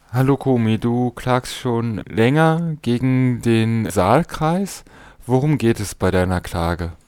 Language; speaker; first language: German; native; German